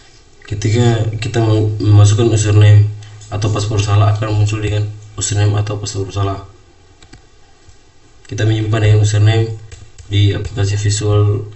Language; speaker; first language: Indonesian; native; Indonesian